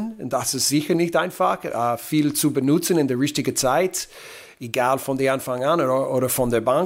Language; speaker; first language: German; non-native, learner; English